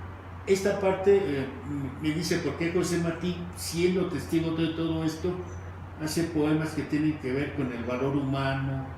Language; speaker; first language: Spanish; native; Spanish